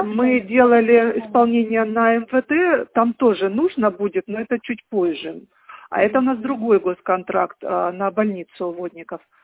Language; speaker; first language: Russian; native; Russian